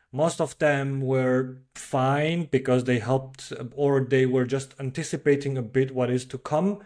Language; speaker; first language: English; non-native, fluent; French